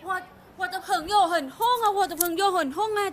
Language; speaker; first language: Chinese; non-native, learner; Thai